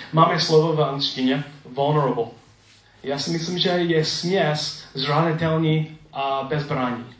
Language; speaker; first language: Czech; non-native, learner; English